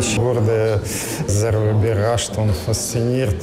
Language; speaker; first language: German; non-native, learner; Russian